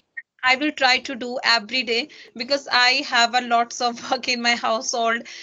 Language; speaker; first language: English; non-native, learner; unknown